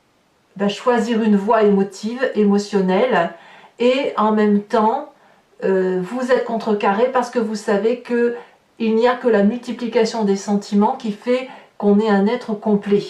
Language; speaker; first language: French; native; French